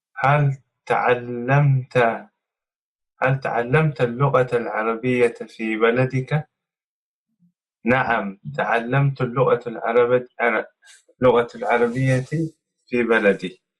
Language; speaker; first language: Arabic; non-native, learner; Tigrinya